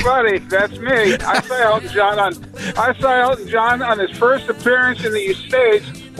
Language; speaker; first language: English; native; English